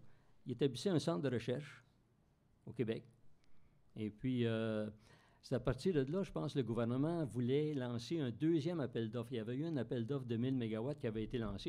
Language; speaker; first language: French; native; French